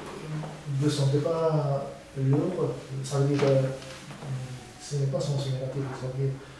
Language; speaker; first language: French; non-native, learner; Korean